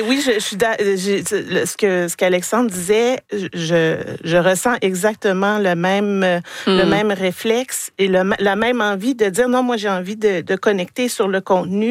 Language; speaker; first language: French; native; French